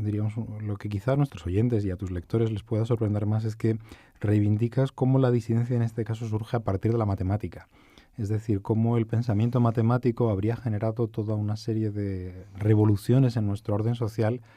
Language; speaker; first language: Spanish; native; Spanish